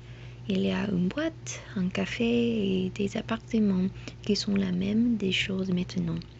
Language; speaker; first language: French; non-native, learner; English